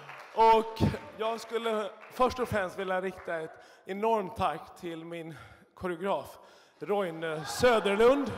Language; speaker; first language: Swedish; native; Swedish